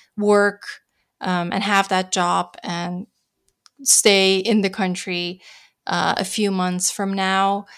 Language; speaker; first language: English; non-native, fluent; Dutch